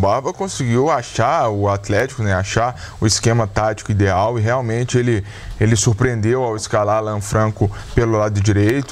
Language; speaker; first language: Portuguese; native; Portuguese